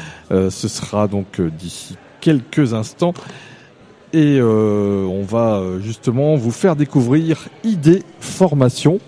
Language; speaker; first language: French; native; French